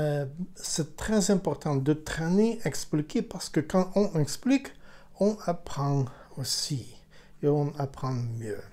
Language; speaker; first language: French; non-native, learner; Ukrainian